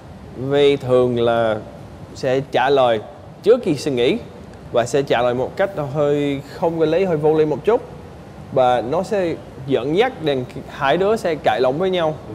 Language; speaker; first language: Vietnamese; non-native, fluent; English